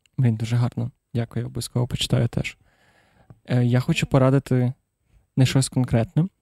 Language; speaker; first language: Ukrainian; non-native, local second language; Russian